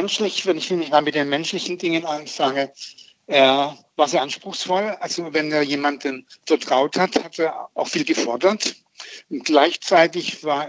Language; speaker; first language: German; native; German